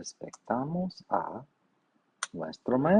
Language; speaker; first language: Spanish; non-native, learner; English